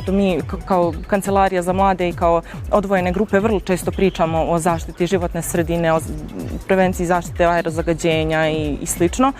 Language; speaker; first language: Bosnian; native; Bosnian